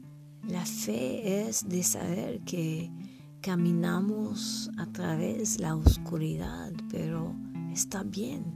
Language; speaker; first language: Spanish; non-native, learner; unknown